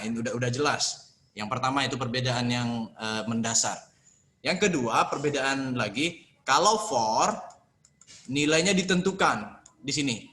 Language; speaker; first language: Indonesian; native; Indonesian